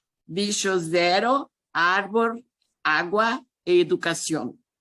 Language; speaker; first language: Spanish; non-native, learner; Portuguese